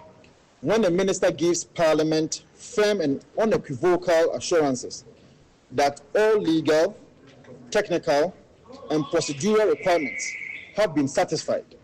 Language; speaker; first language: English; native; English